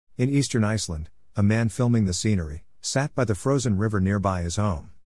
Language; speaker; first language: English; native; English